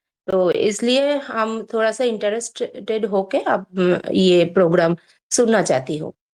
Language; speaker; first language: Hindi; non-native, local second language; Bangla